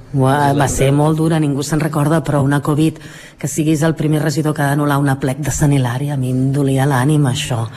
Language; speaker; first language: Catalan; native; Catalan